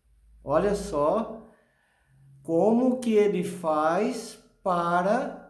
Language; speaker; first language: Portuguese; native; Portuguese